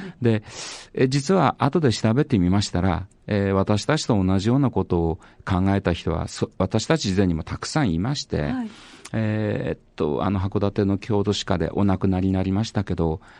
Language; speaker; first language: Japanese; native; Japanese